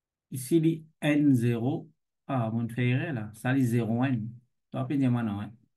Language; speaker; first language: French; non-native, local second language; Morisyen